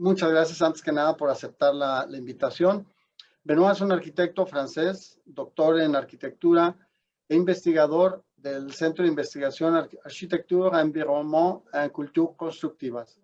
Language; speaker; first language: Spanish; native; Spanish